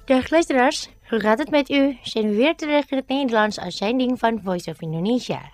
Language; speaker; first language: Dutch; non-native, fluent; Indonesian